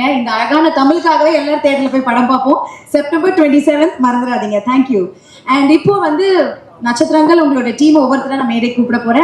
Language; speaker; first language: Tamil; native; Tamil